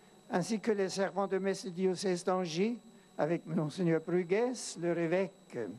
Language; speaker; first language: French; non-native, fluent; German